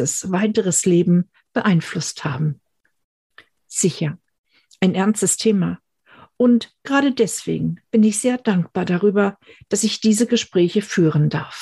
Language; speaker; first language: German; native; German